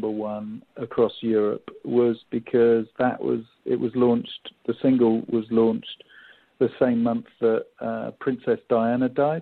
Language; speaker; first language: English; native; English